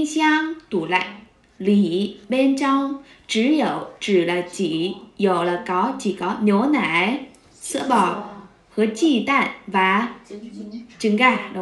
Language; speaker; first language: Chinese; non-native, fluent; Vietnamese